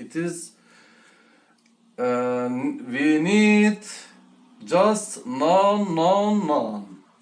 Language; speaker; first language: English; non-native, learner; Turkish